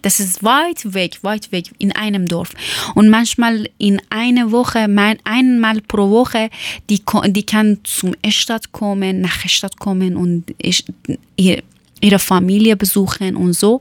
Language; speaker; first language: German; non-native, learner; Persian